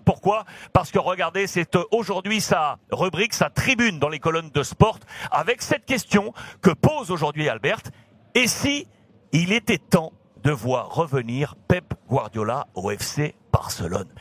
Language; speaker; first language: French; native; French